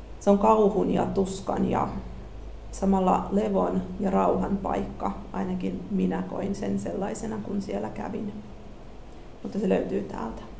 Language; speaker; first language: Finnish; early bilingual, other home language; Russian